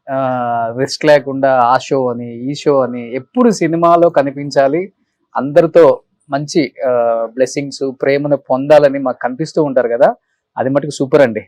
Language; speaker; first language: Telugu; native; Telugu